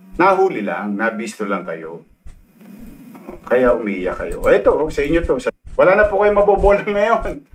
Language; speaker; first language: Filipino; native; Filipino